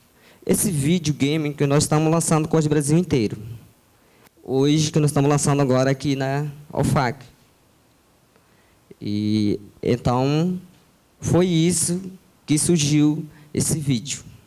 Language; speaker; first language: Portuguese; non-native, local second language; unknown